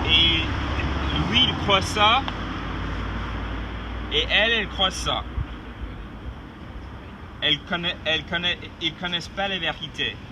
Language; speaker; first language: French; non-native, fluent; English